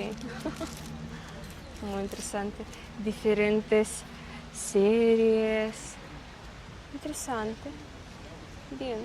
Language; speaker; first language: Spanish; non-native, fluent; Russian